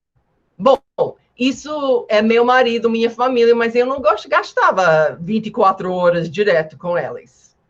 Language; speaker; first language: Portuguese; non-native, fluent; English